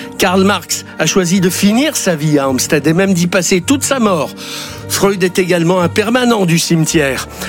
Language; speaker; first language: French; native; French